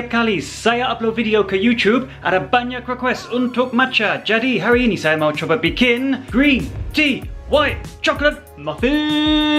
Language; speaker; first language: Indonesian; non-native, fluent; English